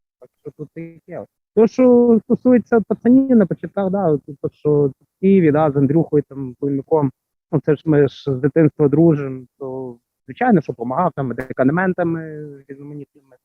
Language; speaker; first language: Ukrainian; native; Ukrainian